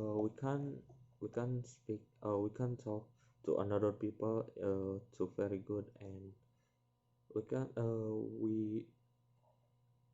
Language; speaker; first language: English; non-native, learner; Indonesian